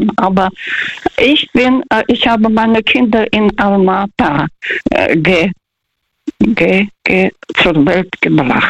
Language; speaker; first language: German; non-native, fluent; Russian